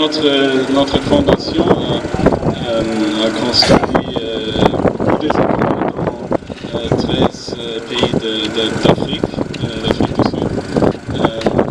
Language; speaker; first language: French; non-native, learner; German